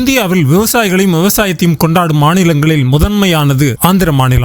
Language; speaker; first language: Tamil; native; Tamil